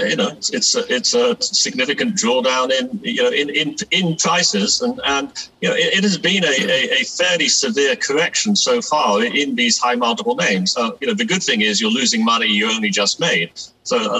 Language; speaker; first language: English; native; English